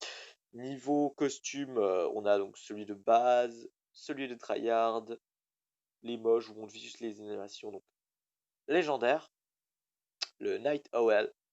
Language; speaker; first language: French; native; French